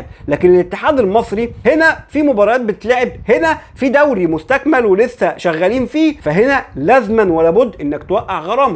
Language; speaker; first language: Arabic; native; Arabic